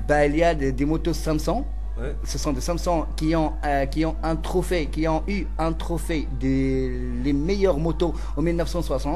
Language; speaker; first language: French; non-native, local second language; Central Atlas Tamazight